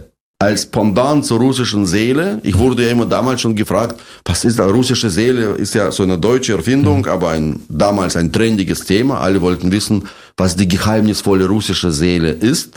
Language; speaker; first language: German; non-native, fluent; Russian